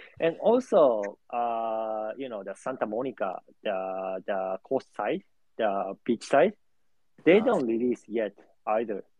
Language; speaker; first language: English; non-native, learner; Japanese